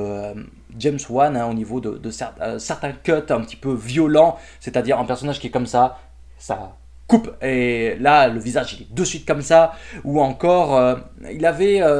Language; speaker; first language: French; native; French